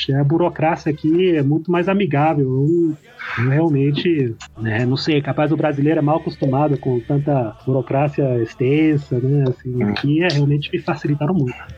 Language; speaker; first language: Portuguese; early bilingual, heritage; Portuguese